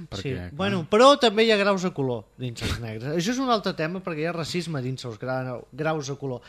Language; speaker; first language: Catalan; native; Catalan